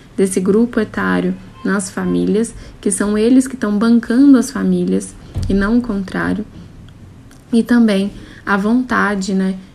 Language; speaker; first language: Portuguese; native; Portuguese